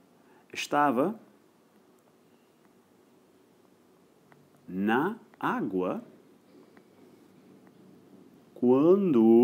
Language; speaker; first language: Portuguese; non-native, fluent; English